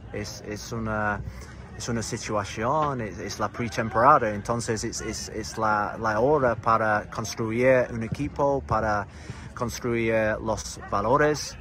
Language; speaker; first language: Spanish; non-native, learner; English